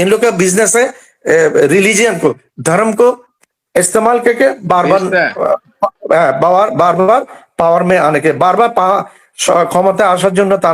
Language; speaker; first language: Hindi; non-native, learner; Bangla